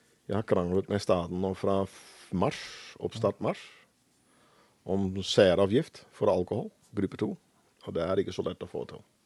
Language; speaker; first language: Norwegian; non-native, fluent; Dutch